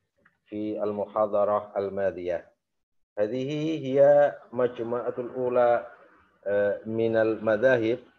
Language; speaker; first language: Arabic; non-native, fluent; Indonesian